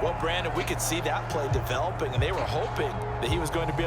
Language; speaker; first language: English; native; English